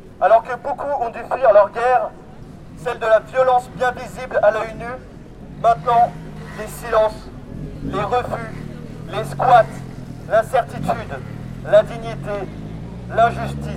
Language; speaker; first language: French; native; French